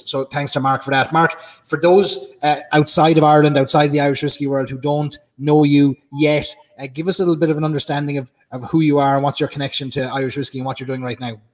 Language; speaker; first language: English; native; English